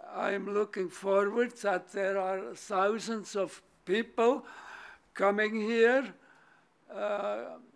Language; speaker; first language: English; non-native, fluent; German